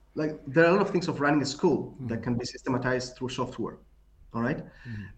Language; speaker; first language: English; non-native, fluent; Greek